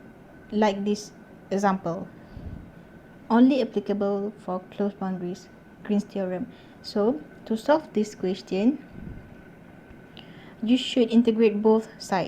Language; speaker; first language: English; non-native, local second language; Malay